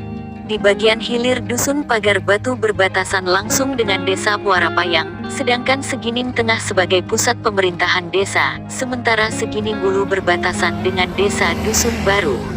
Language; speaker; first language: Indonesian; native; Indonesian